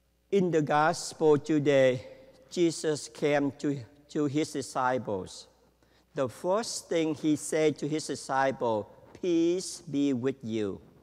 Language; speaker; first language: English; non-native, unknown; Vietnamese